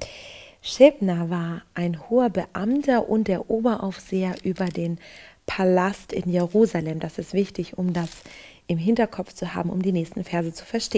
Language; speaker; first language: German; native; German